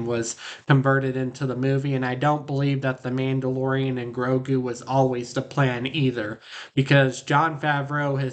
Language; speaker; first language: English; native; English